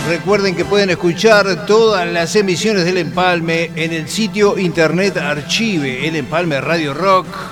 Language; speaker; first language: Spanish; native; Spanish